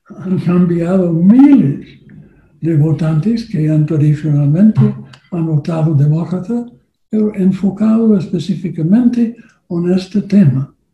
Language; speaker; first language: Spanish; non-native, learner; English